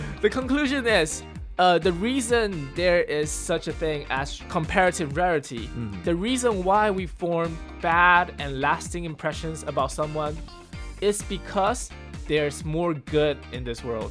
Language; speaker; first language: English; early bilingual, other home language; Chinese